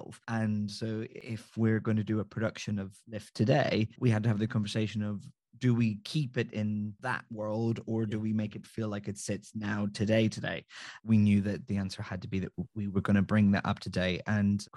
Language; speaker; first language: English; native; English